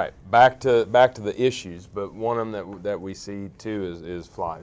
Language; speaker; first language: English; native; English